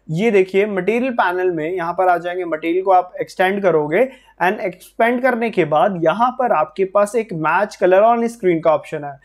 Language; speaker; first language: Hindi; native; Hindi